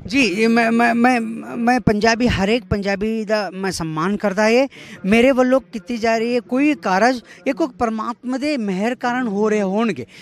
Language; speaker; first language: Punjabi; non-native, fluent; Kannada